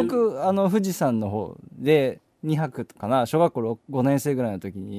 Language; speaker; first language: Japanese; native; Japanese